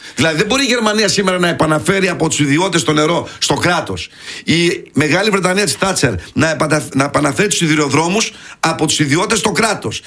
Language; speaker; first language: Greek; early bilingual, heritage; Greek